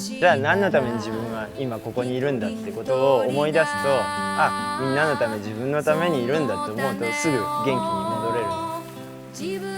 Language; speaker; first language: Japanese; native; Japanese